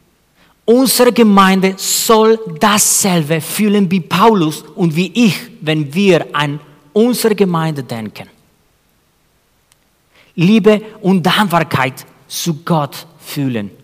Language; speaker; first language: German; non-native, fluent; Spanish